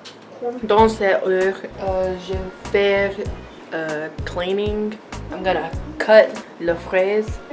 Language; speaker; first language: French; non-native, learner; English